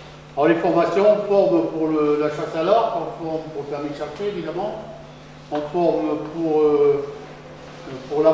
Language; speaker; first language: French; native; French